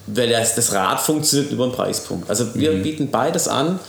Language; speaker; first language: German; native; German